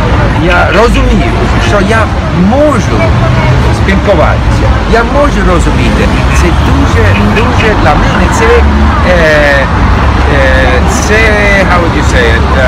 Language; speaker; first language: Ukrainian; non-native, learner; English